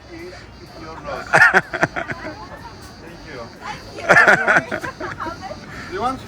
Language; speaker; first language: English; non-native, learner; Turkish